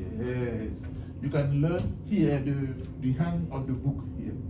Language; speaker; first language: English; non-native, learner; French